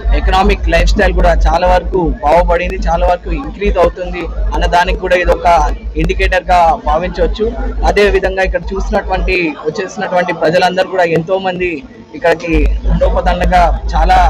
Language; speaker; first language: Telugu; native; Telugu